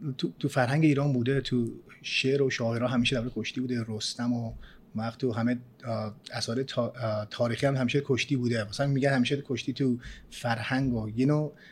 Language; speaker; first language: Persian; early bilingual, other home language; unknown